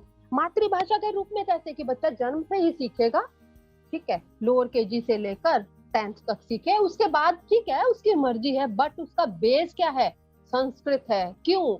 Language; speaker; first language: Hindi; native; Hindi